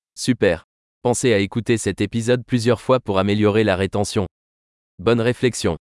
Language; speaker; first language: French; native; French